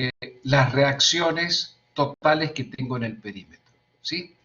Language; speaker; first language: Spanish; native; Spanish